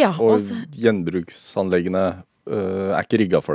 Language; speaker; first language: Norwegian; native; Norwegian